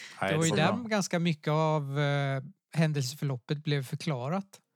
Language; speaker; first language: Swedish; native; Swedish